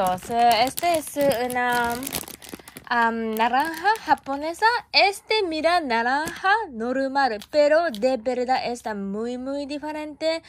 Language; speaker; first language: Spanish; non-native, learner; Japanese